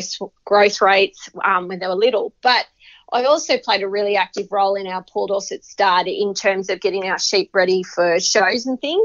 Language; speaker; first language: English; native; English